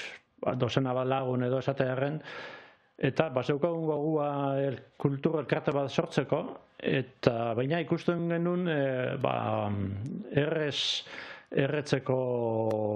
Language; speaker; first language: Basque; native; Basque